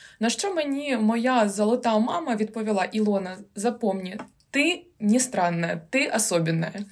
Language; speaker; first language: Ukrainian; non-native, local second language; Russian